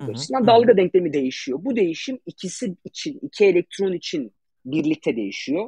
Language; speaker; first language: Turkish; native; Turkish